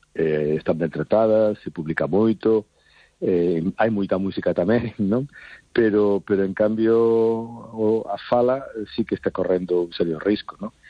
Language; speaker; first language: Galician; non-native, local second language; Spanish